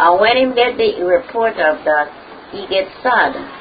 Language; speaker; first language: English; native; English